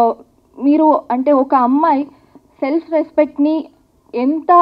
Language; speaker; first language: Telugu; non-native, learner; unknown